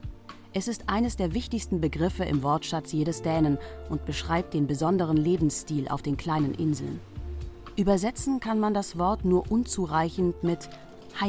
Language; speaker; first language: German; native; German